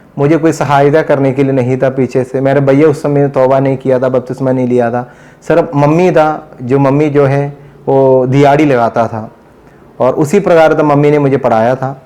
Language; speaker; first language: Hindi; non-native, local second language; Malayalam